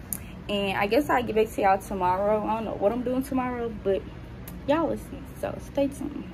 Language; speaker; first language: English; native; English